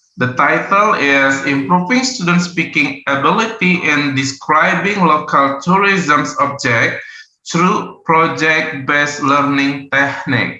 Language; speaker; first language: English; non-native, learner; Indonesian